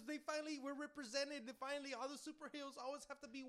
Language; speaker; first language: English; native; English